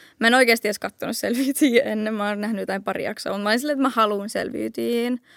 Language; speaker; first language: Finnish; early bilingual, heritage; Finnish